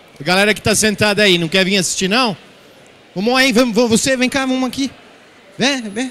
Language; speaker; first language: Portuguese; early bilingual, other home language; Spanish